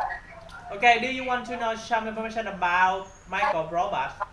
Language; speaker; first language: English; non-native, learner; Vietnamese